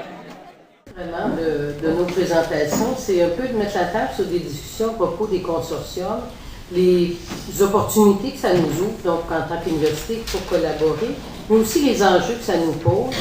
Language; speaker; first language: French; native; French